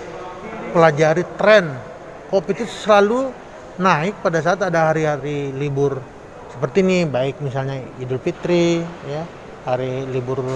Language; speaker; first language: Indonesian; native; Indonesian